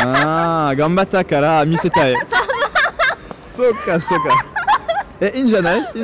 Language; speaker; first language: Japanese; non-native, learner; French